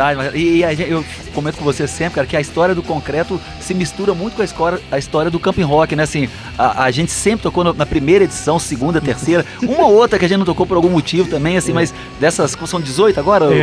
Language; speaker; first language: Portuguese; native; Portuguese